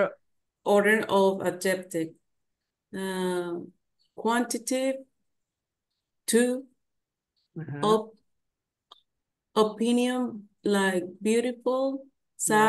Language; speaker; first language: English; non-native, learner; Spanish